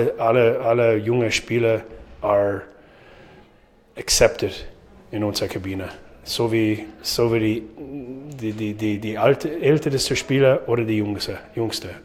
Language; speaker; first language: German; non-native, learner; English